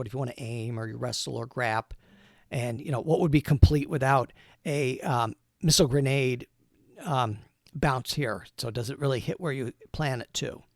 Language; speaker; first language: English; native; English